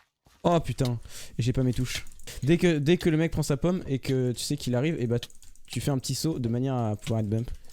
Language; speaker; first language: French; native; French